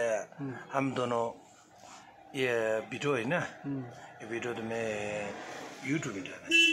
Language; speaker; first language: Hindi; non-native, learner; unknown